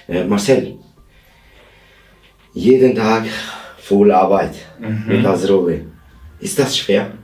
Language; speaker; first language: German; non-native, learner; Albanian